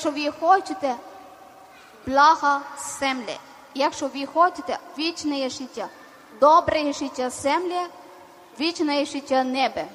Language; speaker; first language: Ukrainian; non-native, learner; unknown